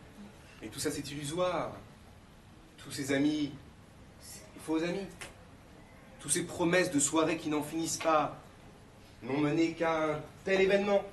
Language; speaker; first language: French; native; French